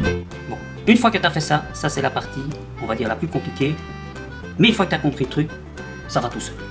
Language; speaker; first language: French; native; French